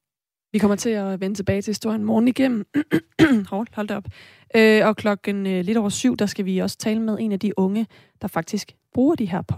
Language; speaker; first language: Danish; native; Danish